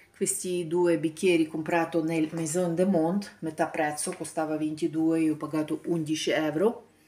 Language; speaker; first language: Italian; non-native, learner; Ukrainian